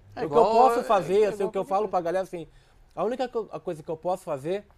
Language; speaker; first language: Portuguese; native; Portuguese